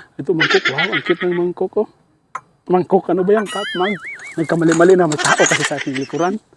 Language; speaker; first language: Filipino; non-native, local second language; Cebuano